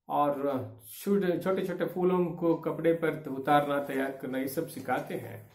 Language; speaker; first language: Hindi; non-native, local second language; Kannada